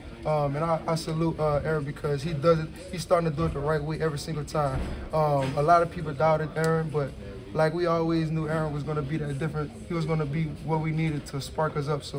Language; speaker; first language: English; native; English